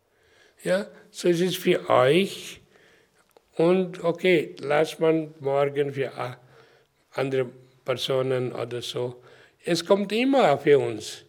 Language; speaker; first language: German; non-native, learner; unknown